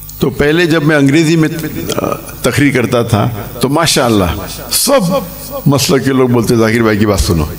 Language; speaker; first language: Urdu; non-native, local second language; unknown